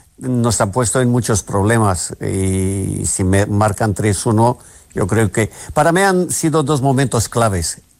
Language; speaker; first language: Spanish; non-native, fluent; Romanian